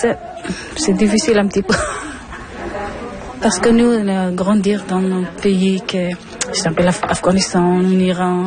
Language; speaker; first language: French; non-native, learner; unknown